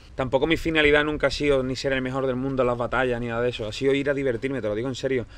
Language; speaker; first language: Spanish; native; Spanish